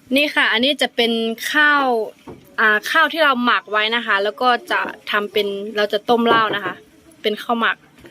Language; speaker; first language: Thai; non-native, local second language; Karen languages